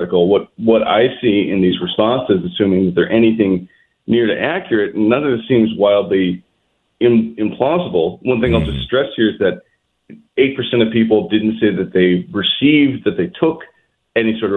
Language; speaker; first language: English; native; English